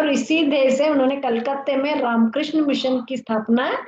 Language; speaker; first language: Hindi; non-native, local second language; Kannada